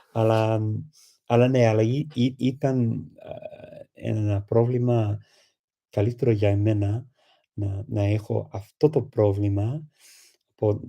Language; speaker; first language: Greek; non-native, fluent; English